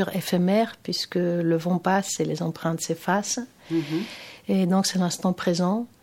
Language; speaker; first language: French; non-native, fluent; Greek